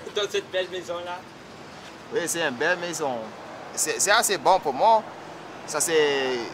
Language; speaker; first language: French; non-native, fluent; English